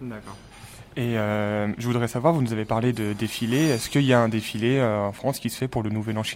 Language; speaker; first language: French; native; French